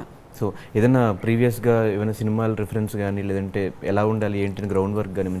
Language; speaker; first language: Telugu; native; Telugu